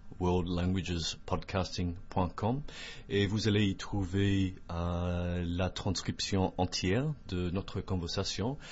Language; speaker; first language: French; non-native, fluent; English